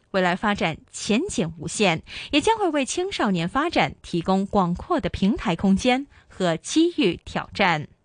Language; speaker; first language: Chinese; non-native, local second language; Cantonese